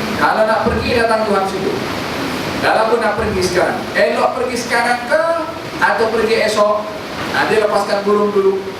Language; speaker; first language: Malay; native; Malay